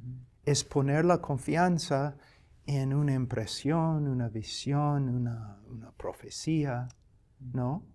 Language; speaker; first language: Spanish; non-native, fluent; English